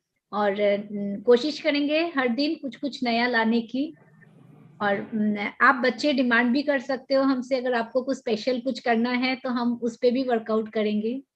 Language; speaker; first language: Hindi; native; Hindi